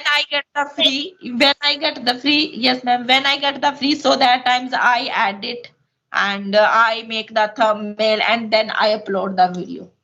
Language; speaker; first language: English; non-native, local second language; Hindi